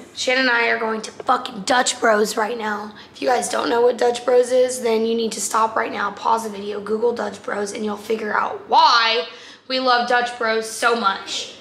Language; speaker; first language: English; native; English